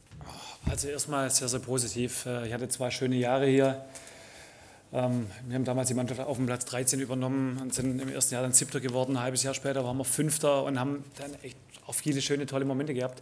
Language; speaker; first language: German; native; German